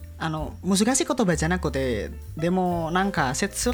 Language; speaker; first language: Japanese; non-native, learner; Indonesian